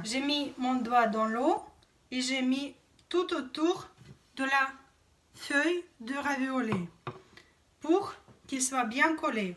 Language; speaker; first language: French; non-native, fluent; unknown